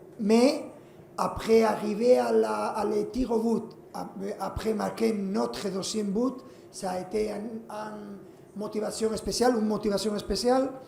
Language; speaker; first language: French; non-native, fluent; Spanish